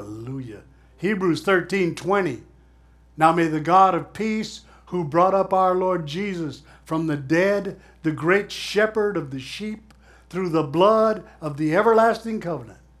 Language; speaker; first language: English; native; English